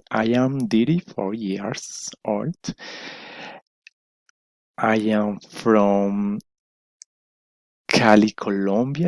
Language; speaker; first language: English; non-native, learner; Spanish